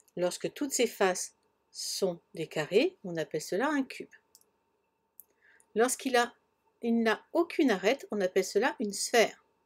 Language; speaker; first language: French; native; French